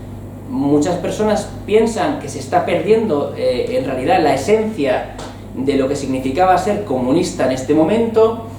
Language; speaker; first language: Spanish; native; Spanish